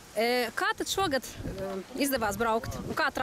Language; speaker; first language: Latvian; native; Latvian